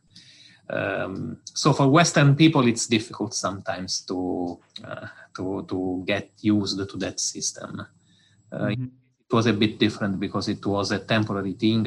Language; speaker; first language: English; non-native, fluent; Italian